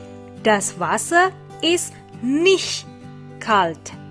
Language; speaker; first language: German; non-native, fluent; Indonesian